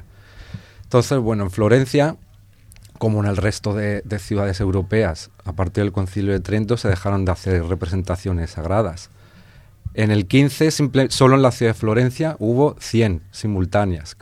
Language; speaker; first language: Spanish; native; Spanish